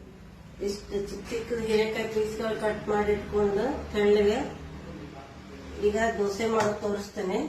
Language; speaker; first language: Kannada; native; Kannada